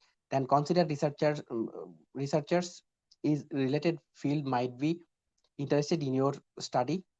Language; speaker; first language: English; non-native, local second language; Bangla